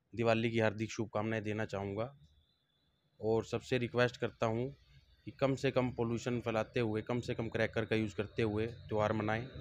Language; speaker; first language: Hindi; native; Hindi